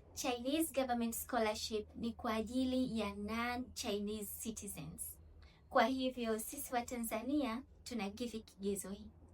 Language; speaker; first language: Swahili; native; Swahili